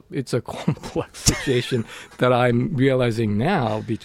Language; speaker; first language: English; non-native, fluent; Japanese